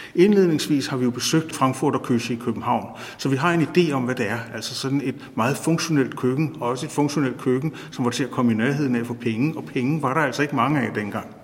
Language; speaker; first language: Danish; native; Danish